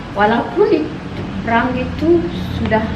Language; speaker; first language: Indonesian; non-native, learner; Amharic